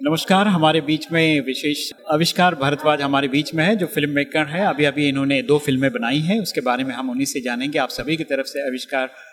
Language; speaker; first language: Hindi; native; Hindi